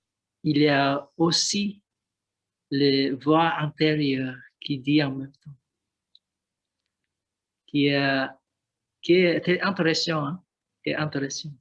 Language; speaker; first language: French; non-native, learner; Vietnamese